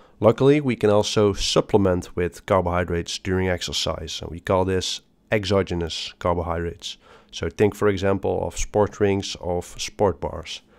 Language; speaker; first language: English; non-native, fluent; Dutch